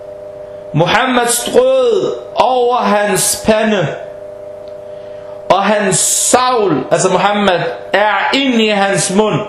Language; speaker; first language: Danish; early bilingual, heritage; Danish